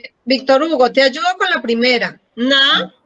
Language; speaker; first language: Spanish; native; Spanish